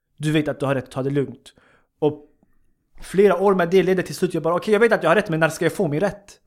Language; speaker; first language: Swedish; early bilingual, other home language; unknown